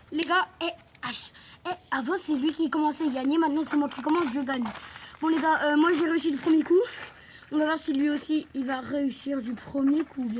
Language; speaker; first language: French; native; French